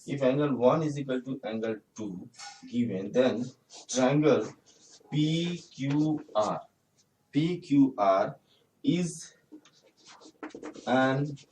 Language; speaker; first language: English; non-native, local second language; Hindi